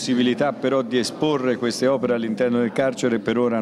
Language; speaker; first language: Italian; native; Italian